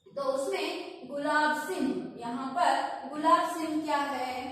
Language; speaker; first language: Hindi; non-native, local second language; Kannada